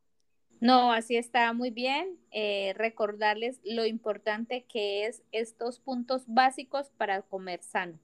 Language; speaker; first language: Spanish; native; Spanish